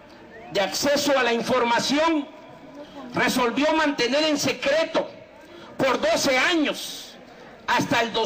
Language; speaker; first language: Spanish; native; Spanish